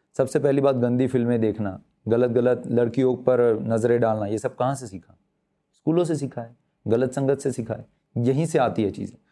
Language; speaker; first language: Hindi; non-native, local second language; Gujarati